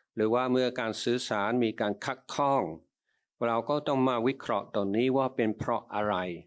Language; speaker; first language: Thai; non-native, fluent; English